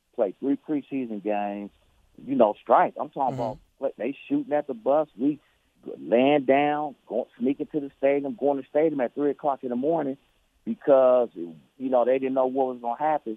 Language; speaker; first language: English; native; English